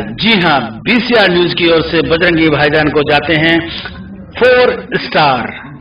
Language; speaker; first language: Hindi; native; Hindi